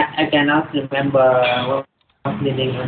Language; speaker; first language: English; non-native, learner; Vietnamese